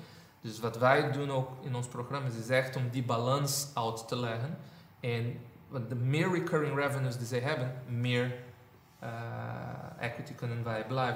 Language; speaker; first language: Dutch; non-native, fluent; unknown